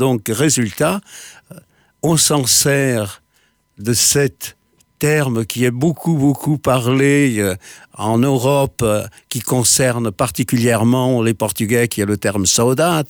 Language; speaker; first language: French; non-native, fluent; Portuguese